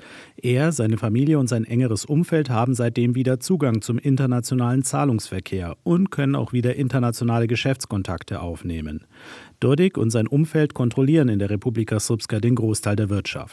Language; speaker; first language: German; native; German